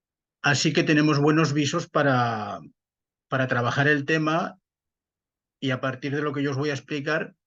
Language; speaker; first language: Spanish; native; Spanish